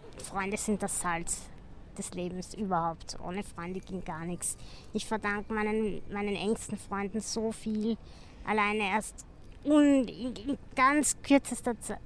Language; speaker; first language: German; native; German